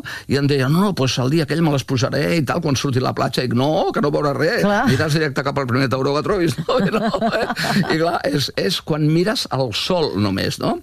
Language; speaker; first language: Catalan; native; Catalan